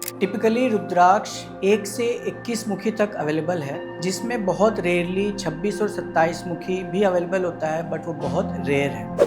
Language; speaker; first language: Hindi; non-native, local second language; Tamil